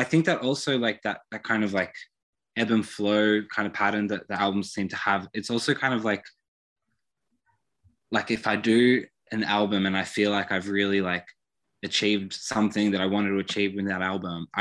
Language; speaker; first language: English; native; English